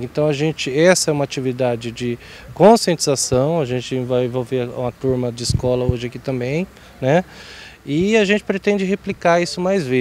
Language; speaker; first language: Portuguese; native; Portuguese